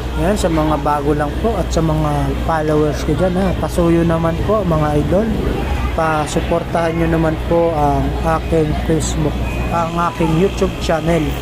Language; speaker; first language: Filipino; native; Filipino